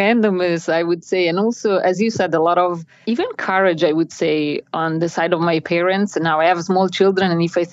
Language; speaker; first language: English; non-native, fluent; Italian